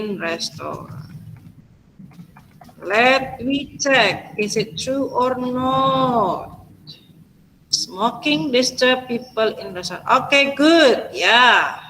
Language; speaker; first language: English; non-native, fluent; Indonesian